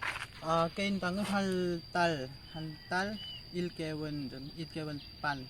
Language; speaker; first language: Korean; non-native, learner; Lao